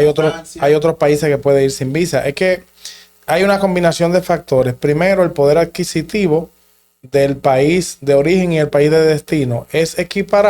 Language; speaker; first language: Spanish; native; Spanish